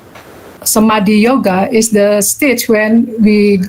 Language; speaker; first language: English; non-native, learner; Balinese